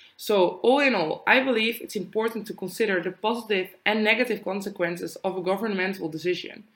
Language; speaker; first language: English; non-native, fluent; Dutch